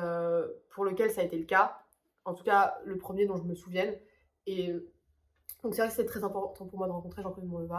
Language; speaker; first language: French; native; French